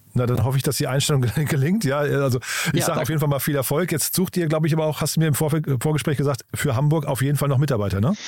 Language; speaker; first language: German; native; German